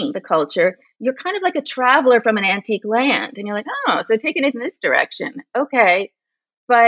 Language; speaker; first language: English; native; English